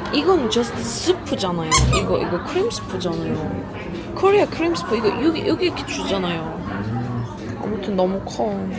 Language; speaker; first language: Korean; non-native, learner; Mongolian